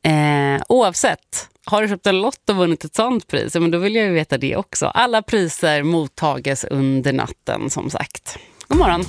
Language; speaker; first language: Swedish; native; Swedish